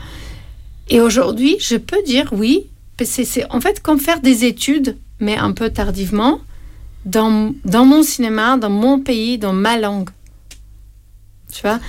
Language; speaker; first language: French; non-native, fluent; Armenian